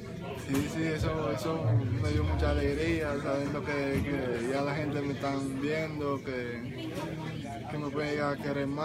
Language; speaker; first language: Spanish; non-native, local second language; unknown